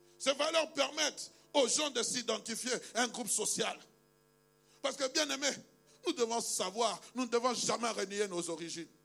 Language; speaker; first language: French; non-native, local second language; Luba-Lulua